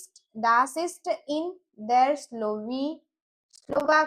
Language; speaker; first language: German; non-native, learner; Gujarati